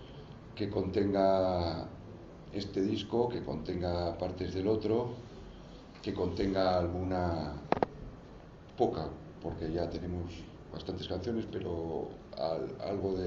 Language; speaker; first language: Spanish; native; Spanish